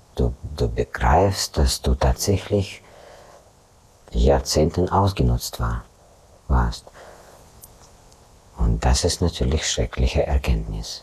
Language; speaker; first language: German; non-native, fluent; Russian